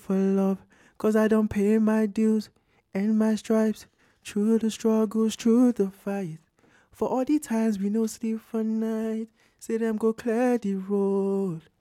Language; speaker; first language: English; non-native, local second language; Yoruba